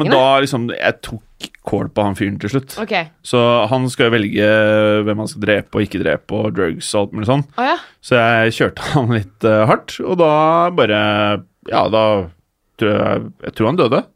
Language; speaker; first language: Norwegian; native; Norwegian